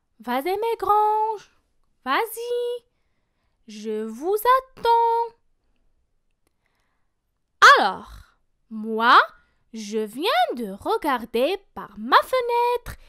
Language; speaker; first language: French; non-native, local second language; Arabic